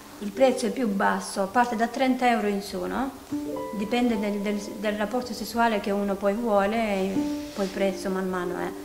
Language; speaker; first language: Italian; non-native, fluent; Albanian